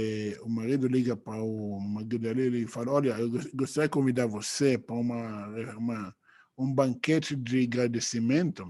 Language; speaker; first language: Portuguese; non-native, fluent; Hebrew